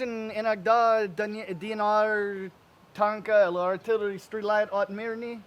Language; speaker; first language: Russian; non-native, learner; English